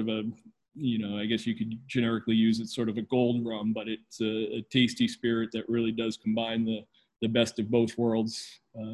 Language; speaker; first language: English; native; English